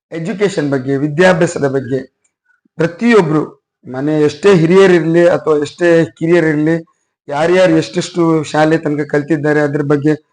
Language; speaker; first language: Kannada; non-native, local second language; Urdu